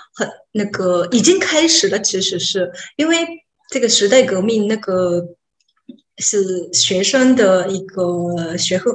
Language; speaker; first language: Chinese; non-native, fluent; Japanese